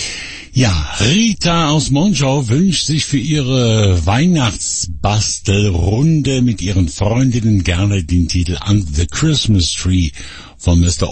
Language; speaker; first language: German; native; German